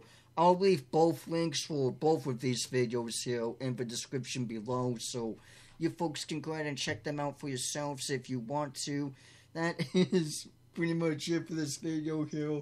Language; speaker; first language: English; native; English